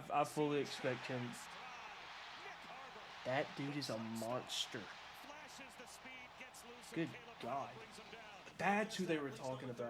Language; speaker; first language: English; native; English